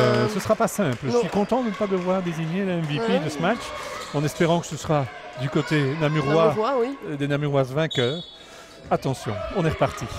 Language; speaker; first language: French; native; French